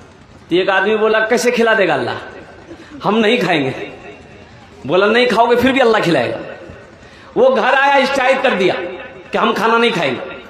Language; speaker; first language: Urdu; non-native, local second language; Pashto